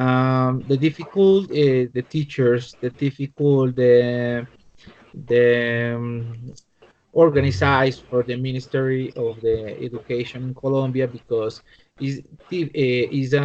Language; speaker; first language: English; non-native, learner; Spanish